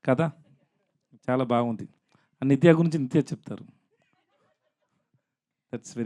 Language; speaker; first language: Telugu; non-native, learner; Tamil